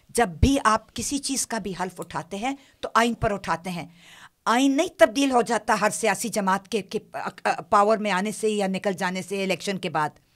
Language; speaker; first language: Urdu; non-native, local second language; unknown